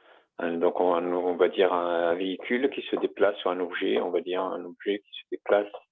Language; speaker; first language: French; native; French